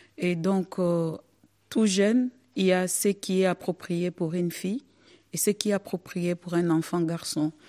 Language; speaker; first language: French; non-native, local second language; Swahili